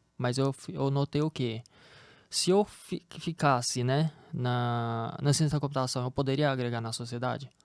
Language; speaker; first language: Portuguese; early bilingual, other home language; Chinese